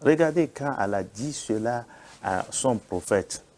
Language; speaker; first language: French; non-native, local second language; Yoruba